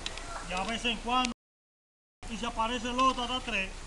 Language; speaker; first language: Spanish; native; Spanish